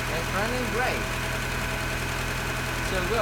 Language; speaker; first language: English; non-native, learner; Vietnamese